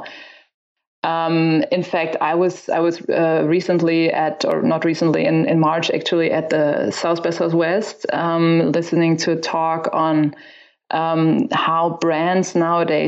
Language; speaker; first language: English; non-native, fluent; German